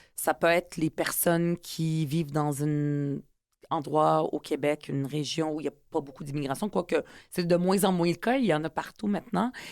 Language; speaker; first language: French; early bilingual, other home language; Arabic